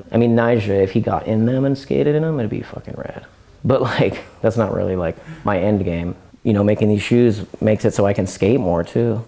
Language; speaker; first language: English; native; English